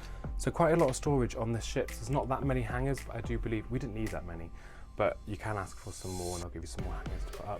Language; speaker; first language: English; native; English